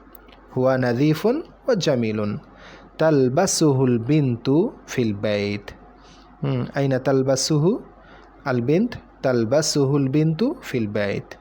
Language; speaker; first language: Arabic; non-native, fluent; Bangla